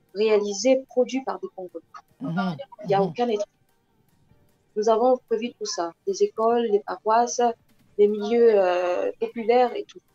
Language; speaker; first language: French; non-native, local second language; Lingala